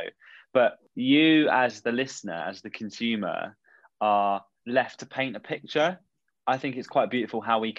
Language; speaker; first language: English; native; English